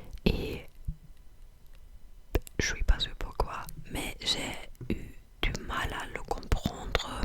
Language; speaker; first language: French; non-native, fluent; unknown